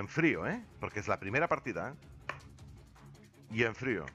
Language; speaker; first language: Spanish; native; Spanish